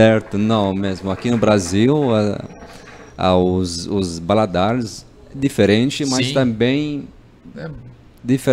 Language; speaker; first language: Portuguese; non-native, fluent; Arabic